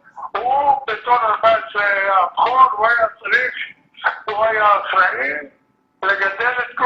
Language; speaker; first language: Hebrew; early bilingual, other home language; Arabic